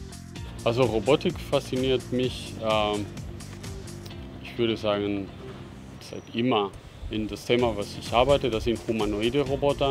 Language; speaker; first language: German; non-native, fluent; Spanish